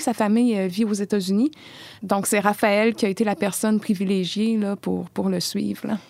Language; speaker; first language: French; native; French